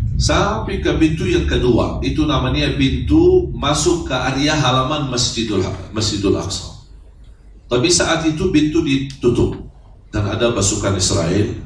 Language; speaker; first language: Indonesian; non-native, fluent; Arabic